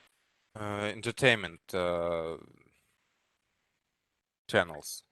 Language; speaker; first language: English; non-native, learner; Russian